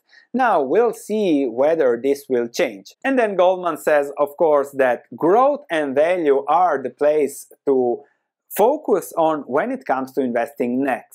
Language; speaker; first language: English; non-native, fluent; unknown